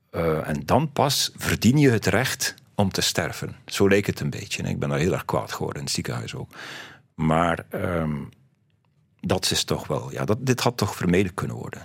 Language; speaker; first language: Dutch; native; Dutch